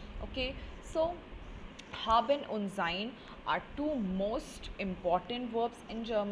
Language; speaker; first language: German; non-native, fluent; Hindi